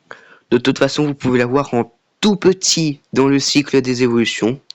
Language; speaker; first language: French; native; French